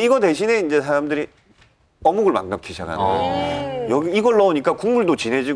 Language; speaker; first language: Korean; native; Korean